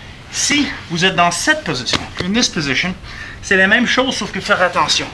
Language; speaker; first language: French; non-native, fluent; English